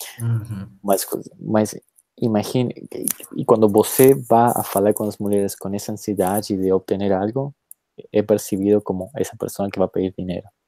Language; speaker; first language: Portuguese; non-native, fluent; Spanish